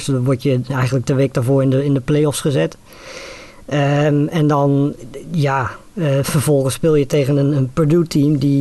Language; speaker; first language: Dutch; native; Dutch